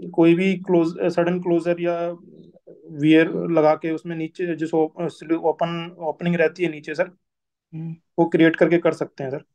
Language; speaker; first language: Hindi; native; Hindi